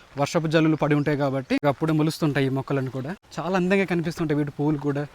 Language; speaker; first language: Telugu; non-native, local second language; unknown